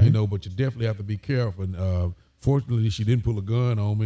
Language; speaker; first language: English; native; English